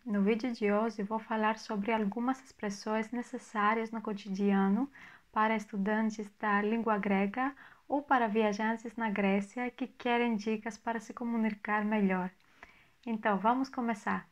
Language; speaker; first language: Portuguese; non-native, fluent; Greek